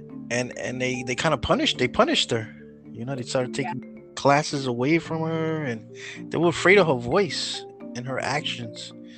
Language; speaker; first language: English; early bilingual, other home language; Spanish